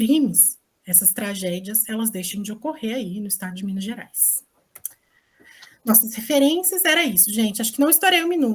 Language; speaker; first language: Portuguese; native; Portuguese